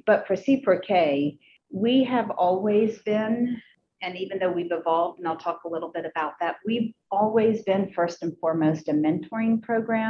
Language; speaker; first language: English; native; English